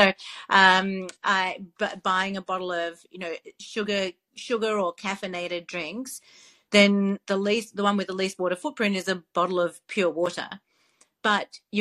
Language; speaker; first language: English; native; English